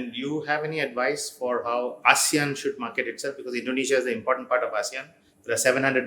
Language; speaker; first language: English; non-native, fluent; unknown